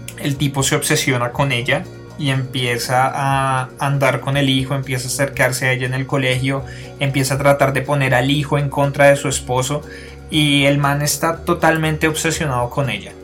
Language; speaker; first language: Spanish; native; Spanish